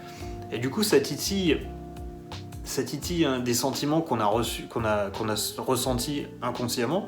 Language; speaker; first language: French; native; French